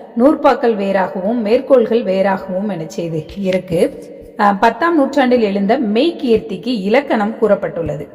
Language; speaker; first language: Tamil; native; Tamil